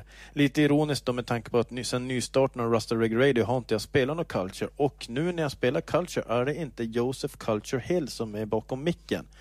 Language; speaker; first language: Swedish; native; Swedish